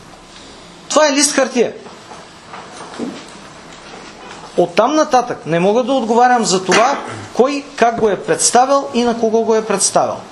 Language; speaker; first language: Bulgarian; native; Bulgarian